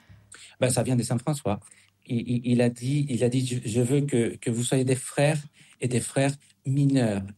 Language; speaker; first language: French; non-native, fluent; Spanish